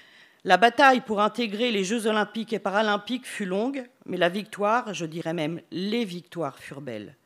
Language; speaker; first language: French; native; French